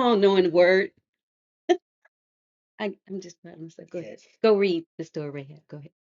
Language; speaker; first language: English; native; English